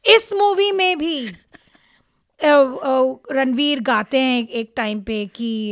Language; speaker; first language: Hindi; non-native, local second language; Marathi